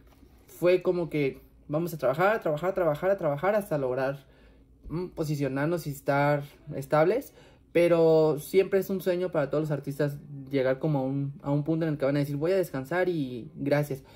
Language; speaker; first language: Spanish; native; Spanish